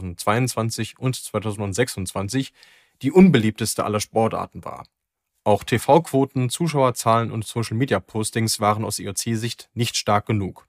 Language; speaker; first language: German; native; German